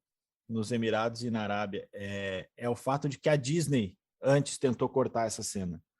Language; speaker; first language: Portuguese; native; Portuguese